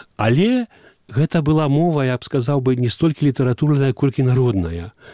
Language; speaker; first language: Belarusian; non-native, fluent; Ukrainian